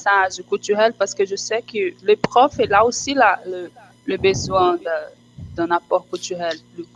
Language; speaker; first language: French; non-native, fluent; Portuguese